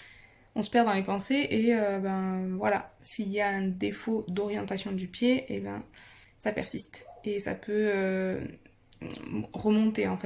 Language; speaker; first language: French; native; French